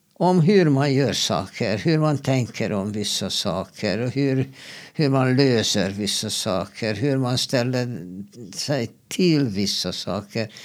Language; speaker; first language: Swedish; non-native, fluent; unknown